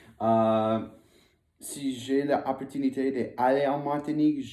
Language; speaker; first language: French; non-native, learner; English